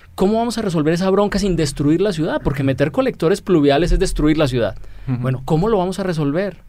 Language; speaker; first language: Spanish; native; Spanish